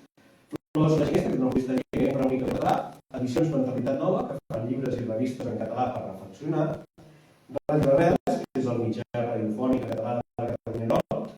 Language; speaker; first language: Catalan; native; Catalan